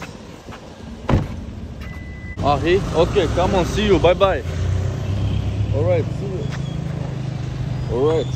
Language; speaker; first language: English; non-native, fluent; Persian